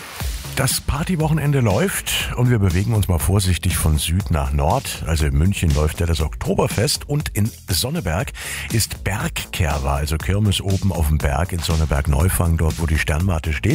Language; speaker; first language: German; native; German